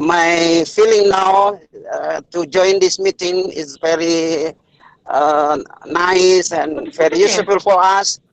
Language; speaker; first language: English; non-native, learner; Indonesian